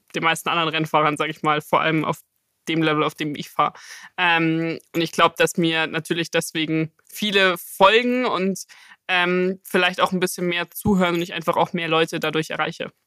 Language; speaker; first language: German; native; German